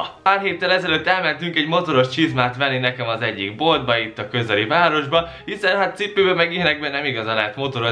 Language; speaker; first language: Hungarian; native; Hungarian